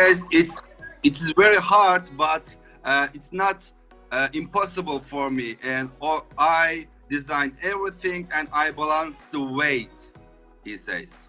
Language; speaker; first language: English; non-native, fluent; Turkish